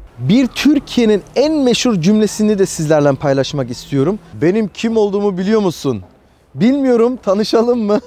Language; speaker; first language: Turkish; early bilingual, heritage; Turkish